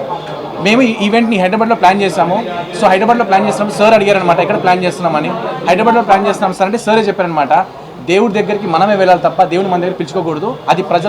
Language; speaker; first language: Telugu; native; Telugu